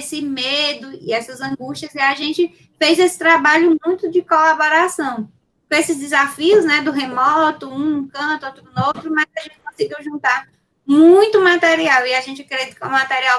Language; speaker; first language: Portuguese; native; Portuguese